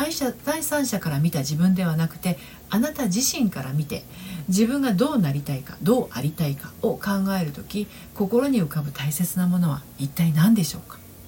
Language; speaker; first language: Japanese; native; Japanese